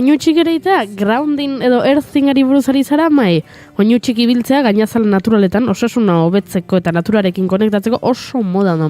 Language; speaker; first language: Basque; native; Basque